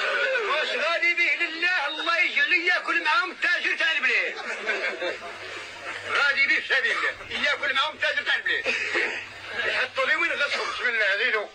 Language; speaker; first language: Arabic; native; Arabic